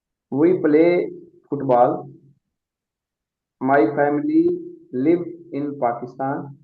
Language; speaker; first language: English; non-native, learner; Urdu